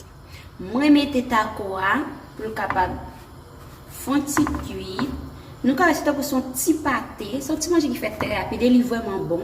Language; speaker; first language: French; early bilingual, heritage; Haitian Creole